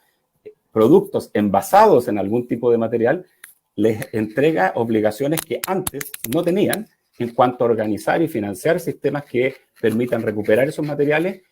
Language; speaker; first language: Spanish; native; Spanish